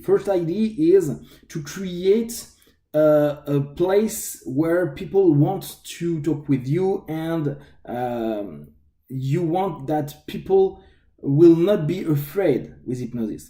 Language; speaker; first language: English; non-native, fluent; French